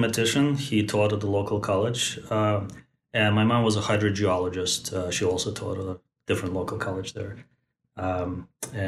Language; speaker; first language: English; non-native, fluent; Russian